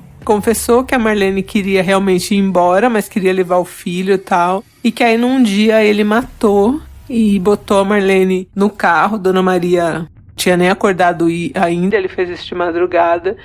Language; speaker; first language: Portuguese; native; Portuguese